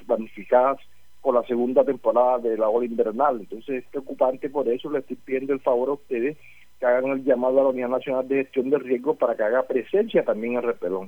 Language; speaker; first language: Spanish; native; Spanish